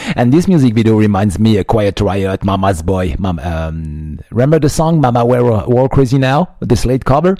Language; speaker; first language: English; non-native, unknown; French